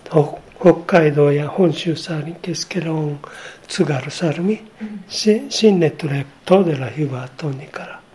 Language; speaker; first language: Finnish; non-native, learner; Japanese